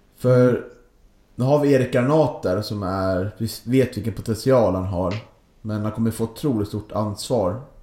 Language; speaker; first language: Swedish; native; Swedish